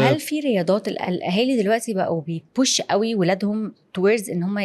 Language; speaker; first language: Arabic; native; Arabic